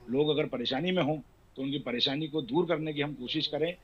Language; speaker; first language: Hindi; native; Hindi